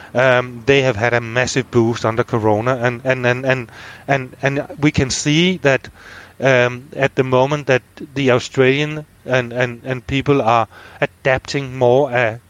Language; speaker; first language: English; non-native, fluent; Danish